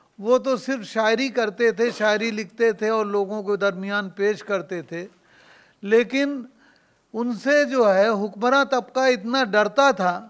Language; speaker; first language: Urdu; native; Urdu